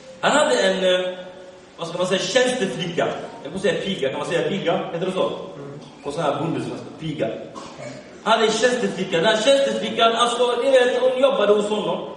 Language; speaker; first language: Swedish; early bilingual, other home language; Arabic